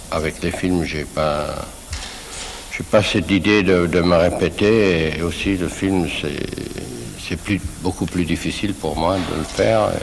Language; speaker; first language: French; non-native, fluent; Swiss German